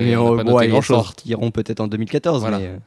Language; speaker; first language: French; native; French